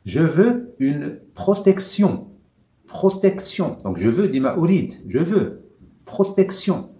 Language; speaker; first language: French; non-native, local second language; Arabic